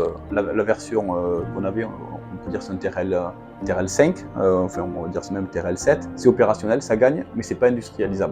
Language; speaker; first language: French; native; French